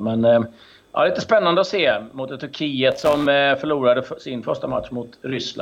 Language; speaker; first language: Swedish; native; Swedish